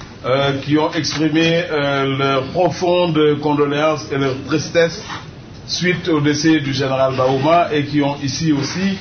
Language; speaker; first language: French; native; French